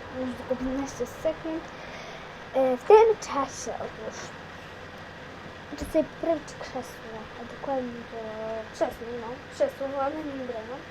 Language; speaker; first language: Polish; native; Polish